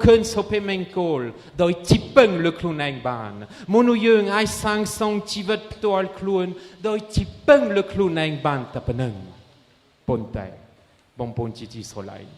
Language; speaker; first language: Khmer; non-native, fluent; French